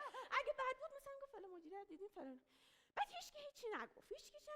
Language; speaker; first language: Persian; native; Persian